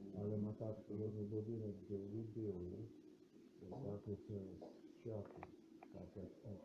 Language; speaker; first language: Polish; non-native, learner; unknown